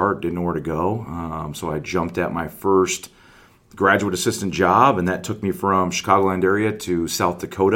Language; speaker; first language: English; native; English